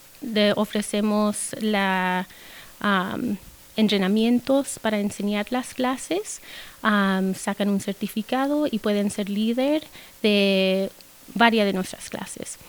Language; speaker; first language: Spanish; early bilingual, heritage; Spanish